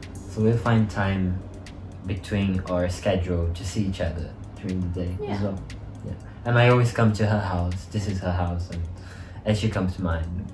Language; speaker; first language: English; non-native, fluent; Portuguese